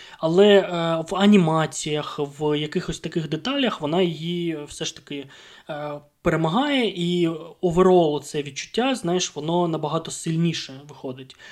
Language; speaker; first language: Ukrainian; non-native, local second language; Russian